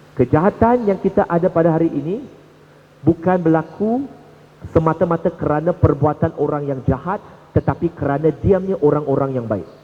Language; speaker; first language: Malay; non-native, local second language; Chinese